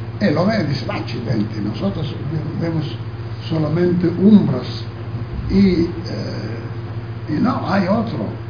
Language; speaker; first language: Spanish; non-native, fluent; Italian